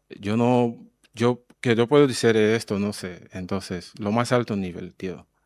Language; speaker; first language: Spanish; non-native, learner; Portuguese